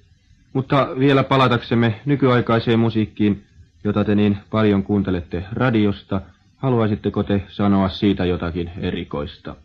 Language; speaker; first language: Finnish; native; Finnish